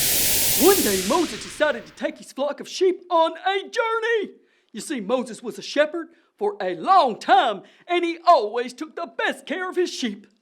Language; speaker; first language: English; native; English